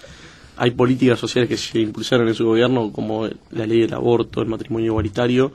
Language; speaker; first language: Spanish; native; Spanish